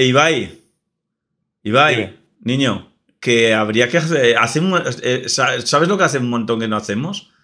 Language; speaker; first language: Spanish; native; Spanish